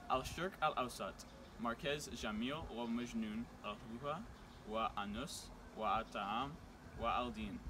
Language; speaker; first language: Arabic; non-native, learner; English